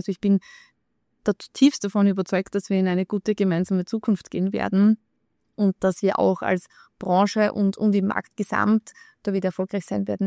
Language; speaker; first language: German; native; German